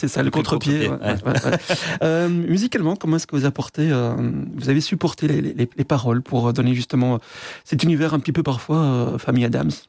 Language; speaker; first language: French; native; French